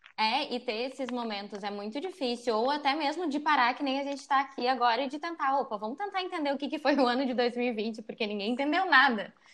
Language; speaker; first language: Portuguese; native; Portuguese